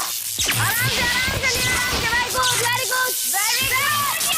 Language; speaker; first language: English; non-native, local second language; Hindi